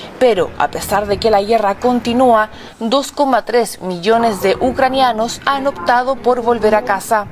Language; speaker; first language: Spanish; native; Spanish